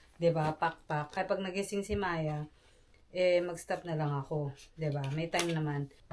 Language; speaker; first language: Filipino; native; Filipino